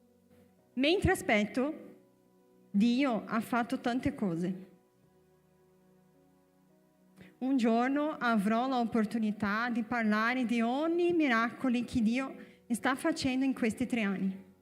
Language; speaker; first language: Italian; non-native, fluent; Portuguese